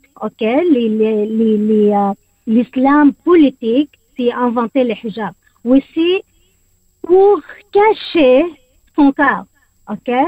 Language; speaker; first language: French; non-native, learner; Arabic